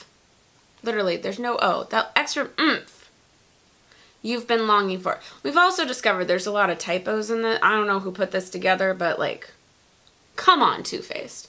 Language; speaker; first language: English; native; English